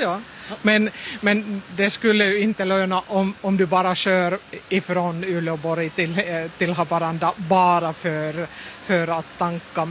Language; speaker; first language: Swedish; non-native, local second language; Finnish